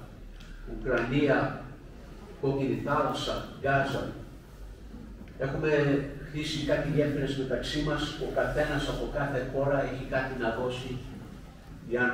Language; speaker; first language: Greek; early bilingual, heritage; Greek